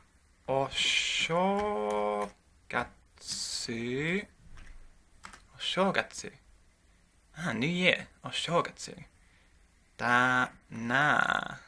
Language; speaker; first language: Japanese; non-native, learner; English